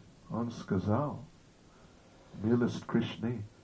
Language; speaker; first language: Russian; non-native, learner; English